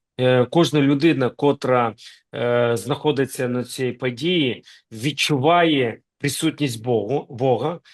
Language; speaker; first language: Ukrainian; non-native, local second language; Russian